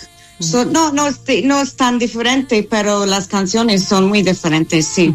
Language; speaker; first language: Spanish; non-native, fluent; English